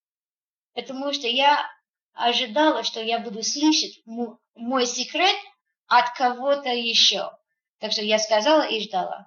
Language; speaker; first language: Russian; non-native, fluent; English